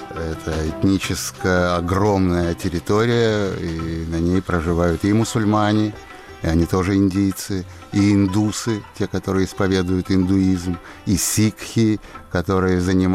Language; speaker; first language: Russian; native; Russian